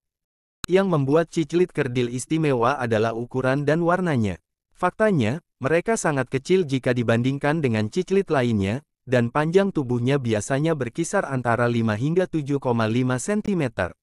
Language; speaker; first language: Indonesian; native; Indonesian